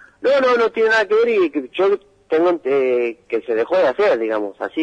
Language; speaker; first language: Spanish; native; Spanish